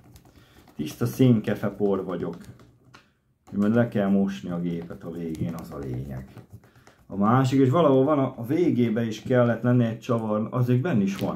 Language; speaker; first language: Hungarian; native; Hungarian